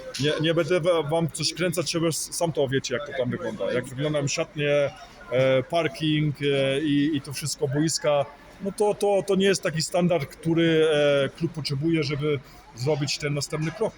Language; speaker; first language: Polish; early bilingual, heritage; Polish